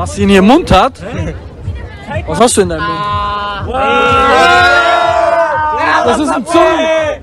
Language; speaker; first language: German; native; German